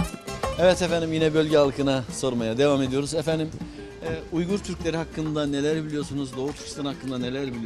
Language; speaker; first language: Turkish; native; Turkish